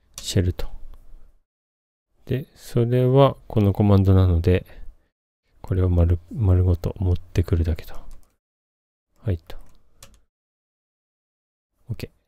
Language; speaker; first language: Japanese; native; Japanese